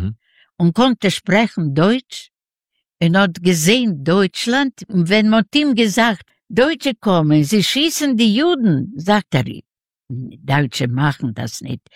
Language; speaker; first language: German; non-native, learner; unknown